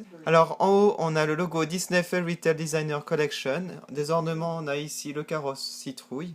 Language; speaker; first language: French; native; French